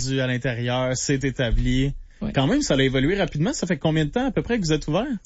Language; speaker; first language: French; native; French